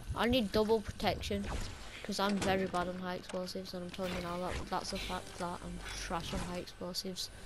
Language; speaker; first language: English; native; English